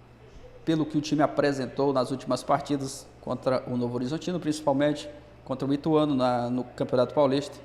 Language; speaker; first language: Portuguese; native; Portuguese